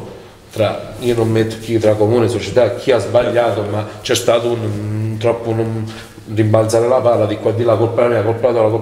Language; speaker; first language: Italian; native; Italian